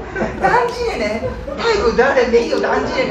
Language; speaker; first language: Chinese; non-native, fluent; Japanese